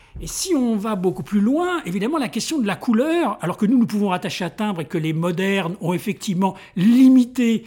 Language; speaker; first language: French; native; French